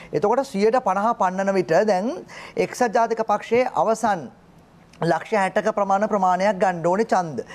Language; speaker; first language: Sinhala; native; Sinhala